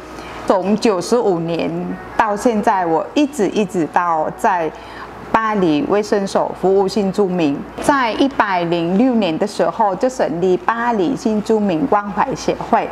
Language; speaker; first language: Chinese; non-native, fluent; Vietnamese